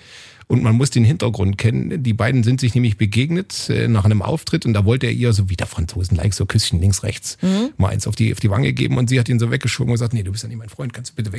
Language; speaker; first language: German; native; German